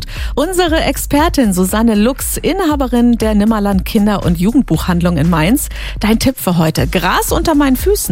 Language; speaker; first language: German; native; German